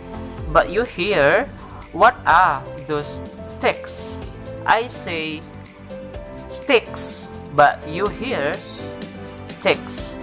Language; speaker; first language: English; non-native, learner; Indonesian